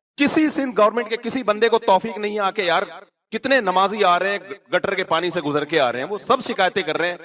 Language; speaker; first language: Urdu; native; Urdu